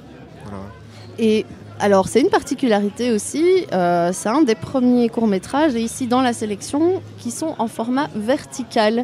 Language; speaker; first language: French; native; French